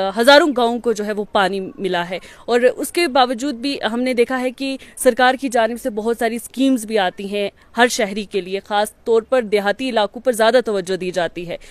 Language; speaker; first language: Hindi; non-native, local second language; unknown